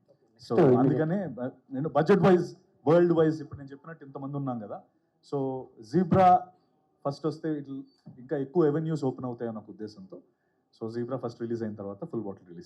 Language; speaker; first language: Telugu; native; Telugu